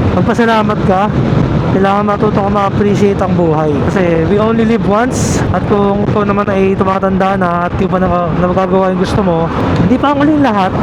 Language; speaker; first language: Filipino; native; Filipino